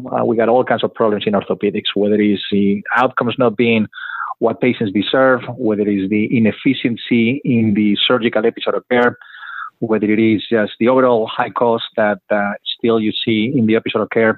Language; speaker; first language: English; non-native, fluent; Spanish